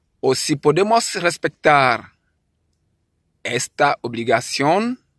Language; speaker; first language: Spanish; non-native, learner; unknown